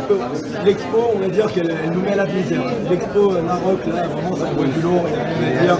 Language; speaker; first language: French; native; French